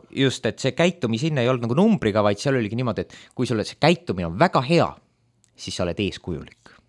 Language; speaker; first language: Estonian; native; Estonian